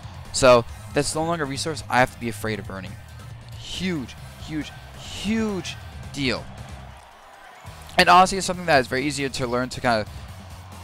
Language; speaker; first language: English; native; English